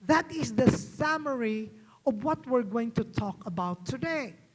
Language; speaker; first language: English; non-native, local second language; Filipino